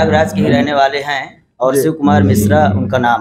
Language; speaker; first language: Hindi; native; Hindi